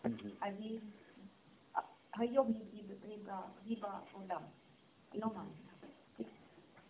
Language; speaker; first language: Hebrew; non-native, learner; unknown